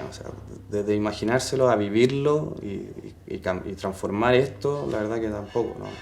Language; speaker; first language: Spanish; native; Spanish